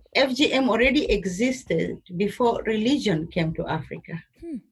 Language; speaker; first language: English; non-native, local second language; Somali